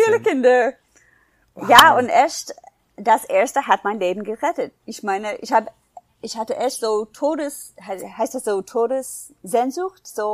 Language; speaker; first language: German; non-native, fluent; English